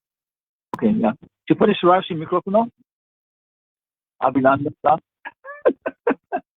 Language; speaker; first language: Spanish; non-native, learner; English